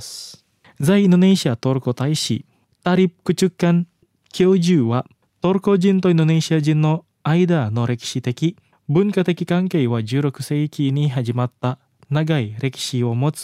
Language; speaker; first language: Japanese; non-native, fluent; Indonesian